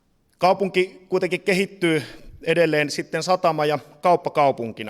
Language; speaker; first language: Finnish; native; Finnish